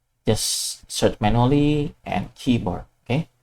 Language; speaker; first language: English; non-native, fluent; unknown